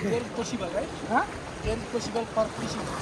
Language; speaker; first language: English; non-native, learner; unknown